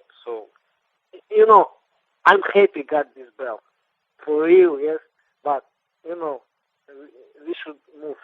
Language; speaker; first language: English; non-native, learner; Russian